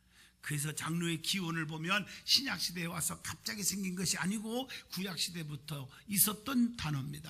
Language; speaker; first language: Korean; native; Korean